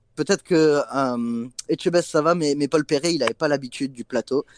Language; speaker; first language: French; non-native, fluent; English